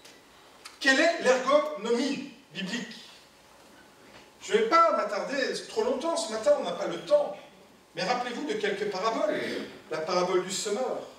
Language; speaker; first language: French; native; French